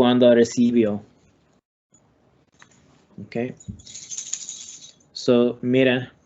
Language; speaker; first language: Spanish; non-native, learner; English